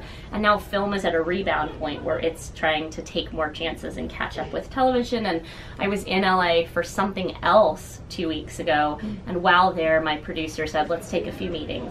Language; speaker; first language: English; native; English